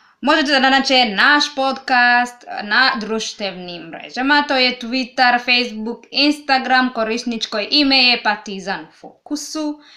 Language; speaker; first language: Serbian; non-native, learner; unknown